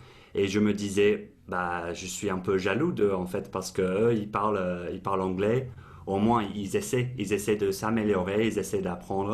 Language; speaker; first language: French; non-native, fluent; English